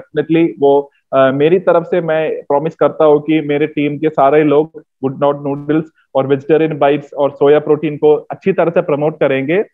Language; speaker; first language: Hindi; non-native, local second language; Malayalam